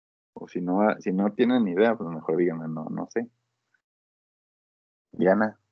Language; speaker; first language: Spanish; native; Spanish